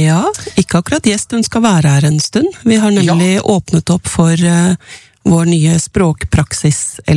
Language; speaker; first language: Norwegian; native; Norwegian